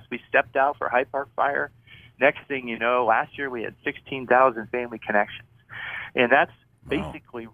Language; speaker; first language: English; native; English